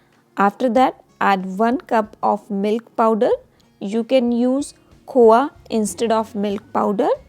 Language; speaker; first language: English; non-native, local second language; Hindi